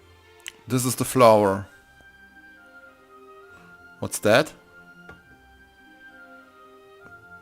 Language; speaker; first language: English; non-native, learner; German